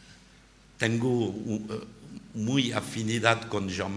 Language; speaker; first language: Spanish; non-native, learner; French